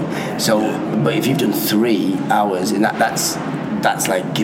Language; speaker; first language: English; non-native, local second language; Persian